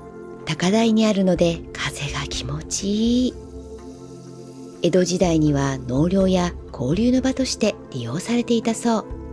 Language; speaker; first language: Japanese; native; Japanese